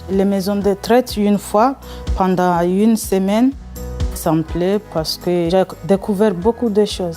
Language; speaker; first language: French; non-native, local second language; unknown